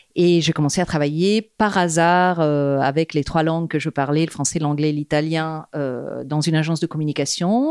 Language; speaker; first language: French; non-native, fluent; Italian